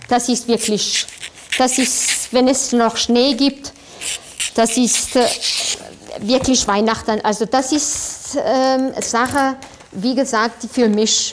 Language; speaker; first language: German; non-native, fluent; French